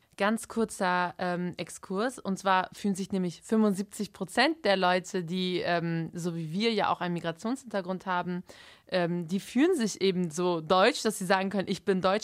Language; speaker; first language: German; early bilingual, other home language; Turkish